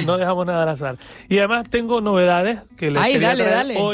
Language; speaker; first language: Spanish; native; Spanish